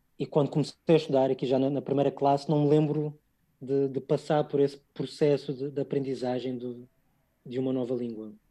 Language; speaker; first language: Portuguese; early bilingual, other home language; English